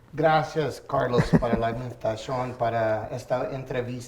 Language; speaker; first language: Spanish; early bilingual, heritage; English